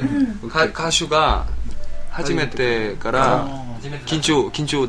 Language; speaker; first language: Japanese; non-native, learner; Korean